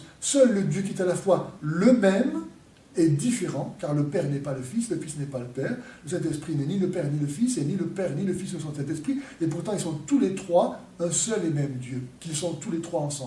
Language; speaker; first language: French; native; French